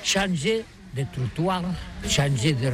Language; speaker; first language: French; non-native, learner; Catalan